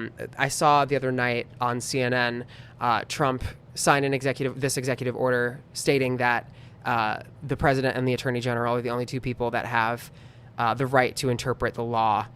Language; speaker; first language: English; native; English